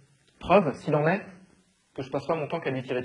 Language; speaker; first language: French; native; French